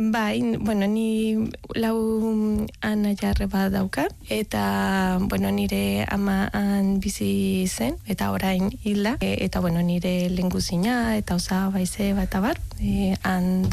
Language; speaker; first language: Basque; non-native, learner; Spanish